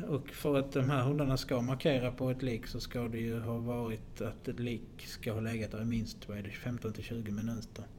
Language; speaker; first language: Swedish; native; Swedish